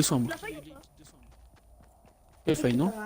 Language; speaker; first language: French; native; French